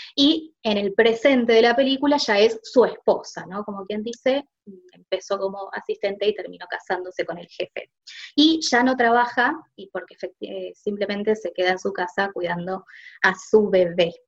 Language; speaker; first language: Spanish; native; Spanish